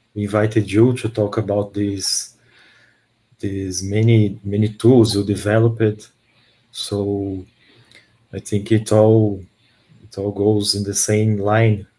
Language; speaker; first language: English; non-native, fluent; Portuguese